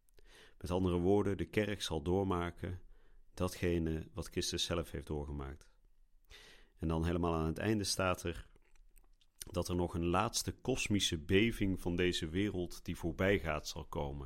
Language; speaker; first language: Dutch; native; Dutch